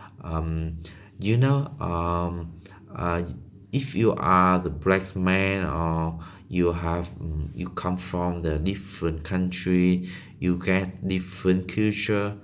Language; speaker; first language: English; non-native, learner; Vietnamese